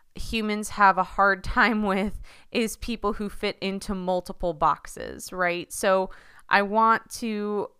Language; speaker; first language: English; early bilingual, other home language; Spanish